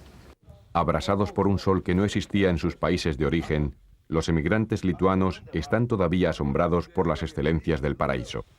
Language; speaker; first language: Spanish; native; Spanish